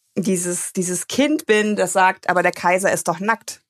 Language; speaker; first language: German; native; German